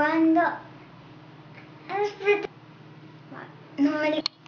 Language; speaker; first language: Italian; early bilingual, other home language; Russian